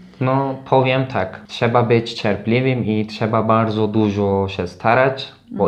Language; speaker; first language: Polish; non-native, learner; Turkish